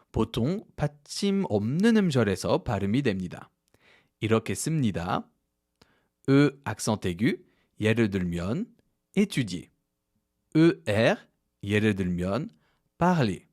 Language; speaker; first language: Korean; non-native, fluent; French